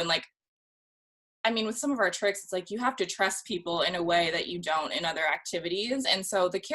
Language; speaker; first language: English; native; English